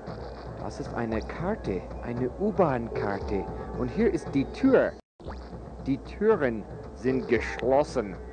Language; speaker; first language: German; non-native, fluent; English